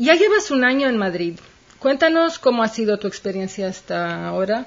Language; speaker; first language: Spanish; native; Spanish